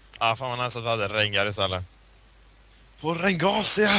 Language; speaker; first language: Swedish; native; Swedish